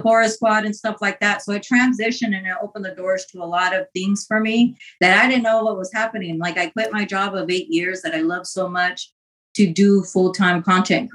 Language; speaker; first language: English; native; English